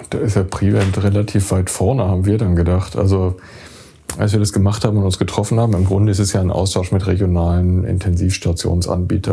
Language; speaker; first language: German; native; German